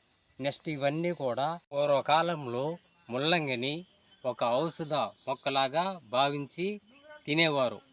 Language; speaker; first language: Telugu; native; Telugu